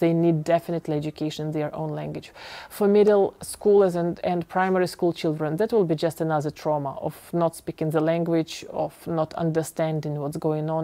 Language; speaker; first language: English; non-native, fluent; Ukrainian